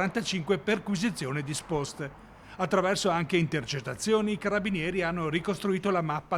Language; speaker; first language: Italian; native; Italian